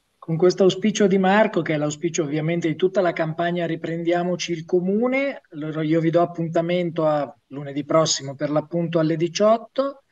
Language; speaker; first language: Italian; native; Italian